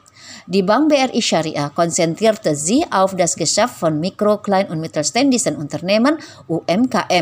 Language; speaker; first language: German; non-native, fluent; Indonesian